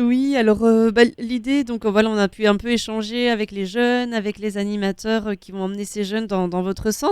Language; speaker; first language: French; native; French